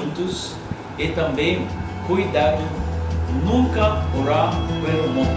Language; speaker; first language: Portuguese; non-native, learner; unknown